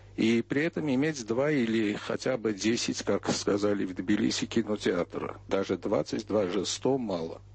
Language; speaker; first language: Russian; non-native, local second language; Armenian